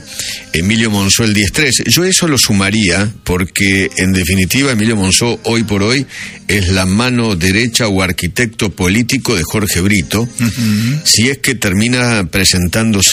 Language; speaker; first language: Spanish; native; Spanish